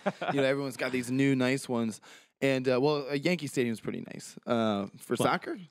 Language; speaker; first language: English; native; English